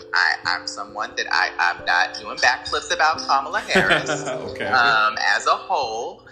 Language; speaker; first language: English; native; English